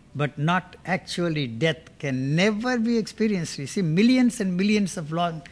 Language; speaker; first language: English; non-native, local second language; Telugu